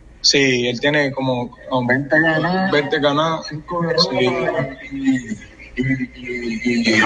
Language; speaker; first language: Spanish; early bilingual, heritage; English